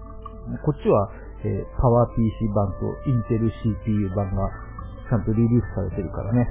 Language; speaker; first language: Japanese; native; Japanese